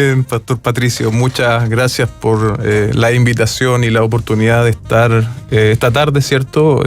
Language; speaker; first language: Spanish; native; Spanish